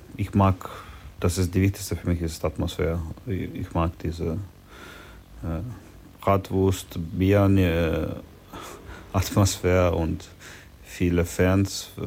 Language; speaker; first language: German; non-native, learner; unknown